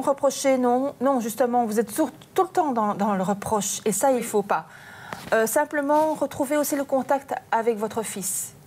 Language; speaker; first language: French; native; French